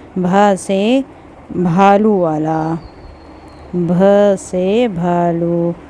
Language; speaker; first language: Hindi; native; Hindi